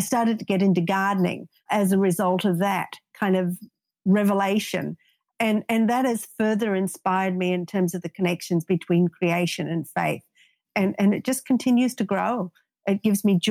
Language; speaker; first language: English; native; English